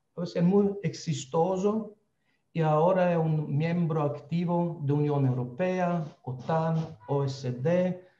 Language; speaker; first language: Spanish; non-native, fluent; Slovenian